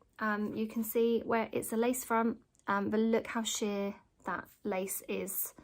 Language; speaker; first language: English; native; English